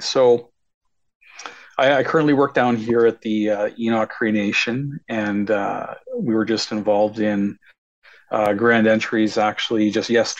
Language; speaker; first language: English; native; English